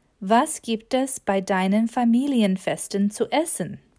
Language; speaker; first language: German; non-native, fluent; English